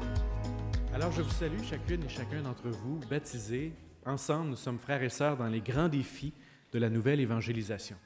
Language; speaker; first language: French; native; French